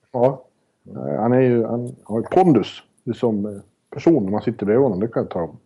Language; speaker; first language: Swedish; native; Swedish